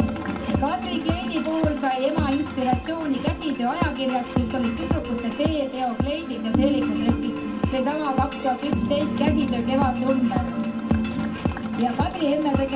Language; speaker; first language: Estonian; native; Estonian